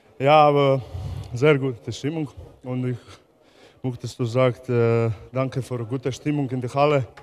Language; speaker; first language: German; non-native, learner; Croatian